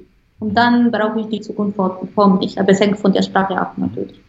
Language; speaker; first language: German; non-native, fluent; Italian